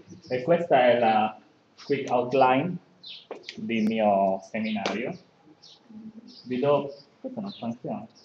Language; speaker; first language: Italian; non-native, learner; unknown